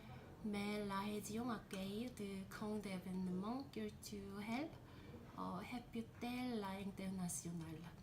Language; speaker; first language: French; non-native, learner; Korean